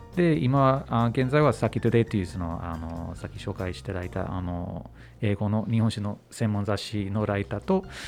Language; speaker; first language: Japanese; non-native, fluent; English